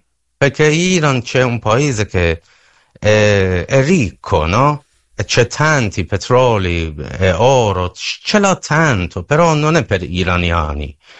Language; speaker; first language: Italian; non-native, learner; Persian